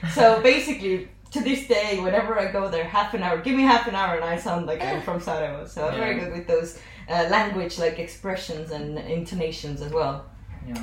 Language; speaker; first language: English; non-native, fluent; Estonian